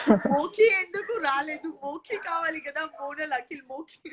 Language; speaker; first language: Telugu; non-native, learner; Gujarati